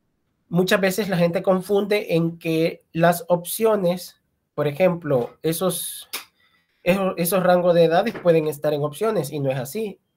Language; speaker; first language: Spanish; native; Spanish